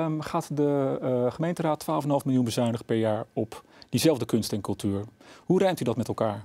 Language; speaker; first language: Dutch; native; Dutch